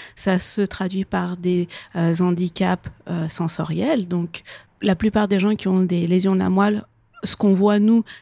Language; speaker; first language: French; early bilingual, other home language; Persian